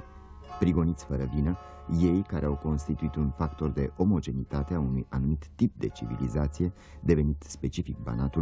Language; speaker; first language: Romanian; native; Romanian